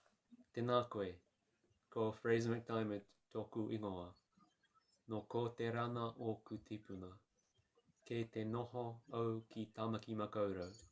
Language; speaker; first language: Māori; non-native, learner; English